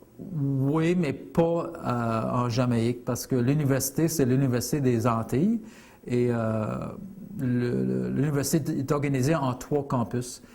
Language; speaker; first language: French; non-native, fluent; English